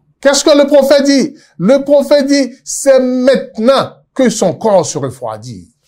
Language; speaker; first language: French; non-native, local second language; Yoruba